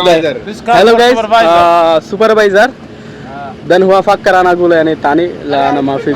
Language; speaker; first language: Arabic; non-native, learner; Bangla